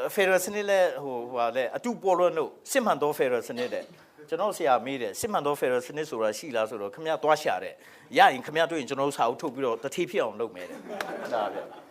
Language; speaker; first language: Burmese; non-native, local second language; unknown